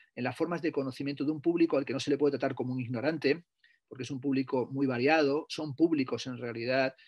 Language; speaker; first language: Spanish; native; Spanish